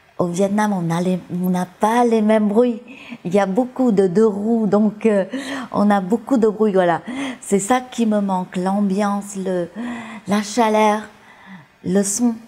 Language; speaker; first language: French; early bilingual, other home language; Vietnamese